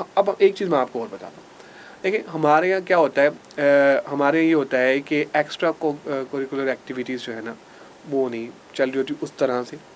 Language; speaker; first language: Urdu; non-native, local second language; Punjabi